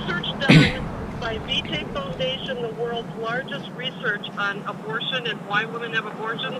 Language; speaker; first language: English; native; English